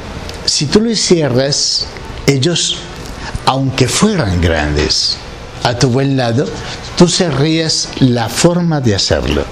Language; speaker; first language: Spanish; native; Spanish